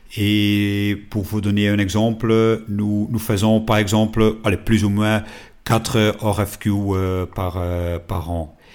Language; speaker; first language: French; non-native, local second language; Dutch